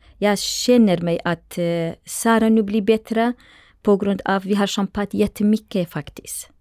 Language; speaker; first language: Swedish; non-native, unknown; Central Kurdish